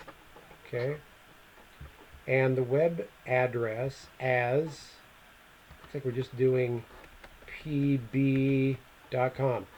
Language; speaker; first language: English; native; English